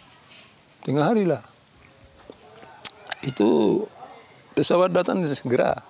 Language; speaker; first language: Indonesian; non-native, local second language; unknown